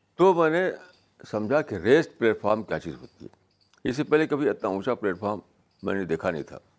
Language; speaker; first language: Urdu; native; Urdu